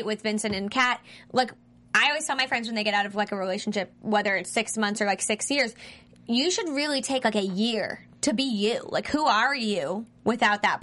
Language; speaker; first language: English; native; English